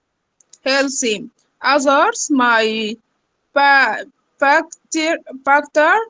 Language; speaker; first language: English; non-native, learner; Arabic